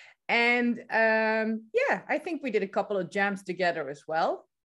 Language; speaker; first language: English; non-native, fluent; Dutch